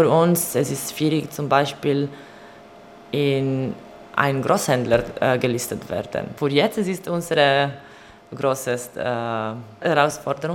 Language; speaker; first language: German; non-native, learner; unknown